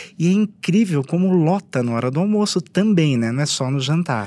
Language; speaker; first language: Portuguese; native; Portuguese